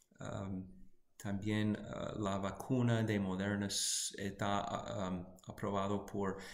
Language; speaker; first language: Spanish; non-native, fluent; English